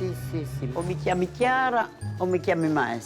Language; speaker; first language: Italian; native; Italian